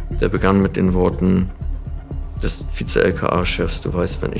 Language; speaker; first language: German; native; German